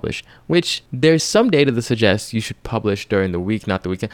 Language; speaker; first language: English; non-native, local second language; Yoruba